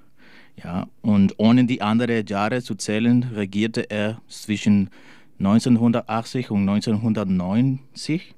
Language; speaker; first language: German; non-native, learner; Spanish